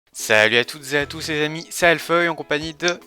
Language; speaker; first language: French; native; French